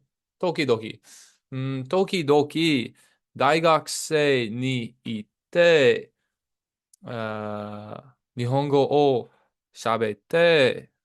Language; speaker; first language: Japanese; non-native, learner; English